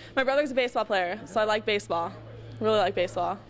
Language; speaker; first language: English; native; English